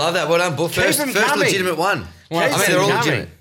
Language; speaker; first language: English; native; English